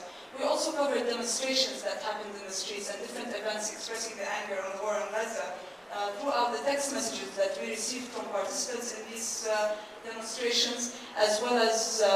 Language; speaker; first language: English; non-native, fluent; Arabic